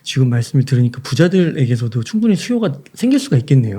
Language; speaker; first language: Korean; native; Korean